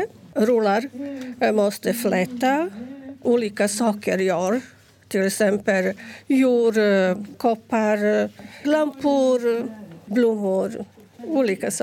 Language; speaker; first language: Swedish; non-native, learner; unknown